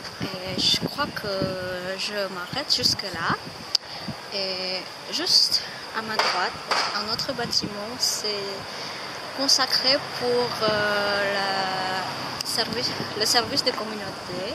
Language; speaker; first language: French; non-native, fluent; Indonesian